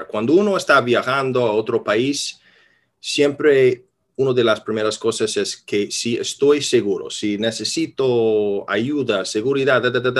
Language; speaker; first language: Spanish; non-native, fluent; English